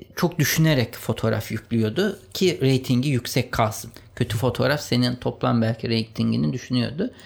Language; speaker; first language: Turkish; native; Turkish